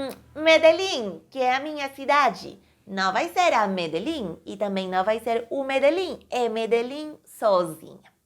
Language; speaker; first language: Portuguese; non-native, fluent; Spanish